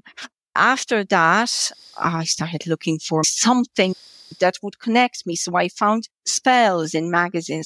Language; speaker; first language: English; non-native, fluent; Polish